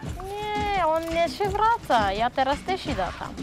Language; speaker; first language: Polish; non-native, learner; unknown